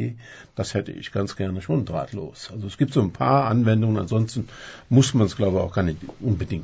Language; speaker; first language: German; native; German